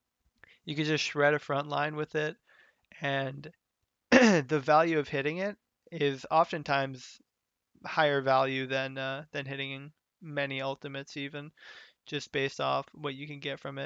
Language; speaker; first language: English; native; English